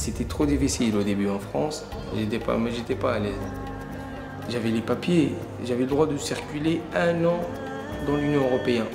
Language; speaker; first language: French; non-native, local second language; Arabic